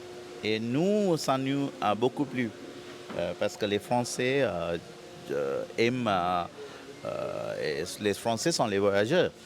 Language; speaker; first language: French; non-native, fluent; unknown